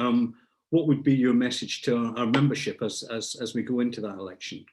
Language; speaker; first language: English; native; English